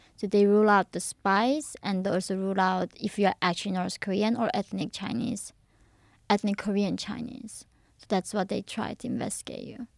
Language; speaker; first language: English; early bilingual, other home language; Korean